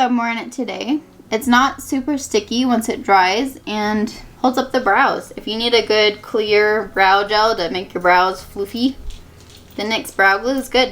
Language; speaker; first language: English; native; English